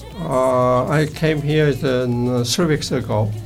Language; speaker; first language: English; non-native, learner; Korean